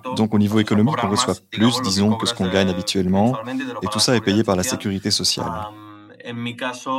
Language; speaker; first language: French; non-native, fluent; Spanish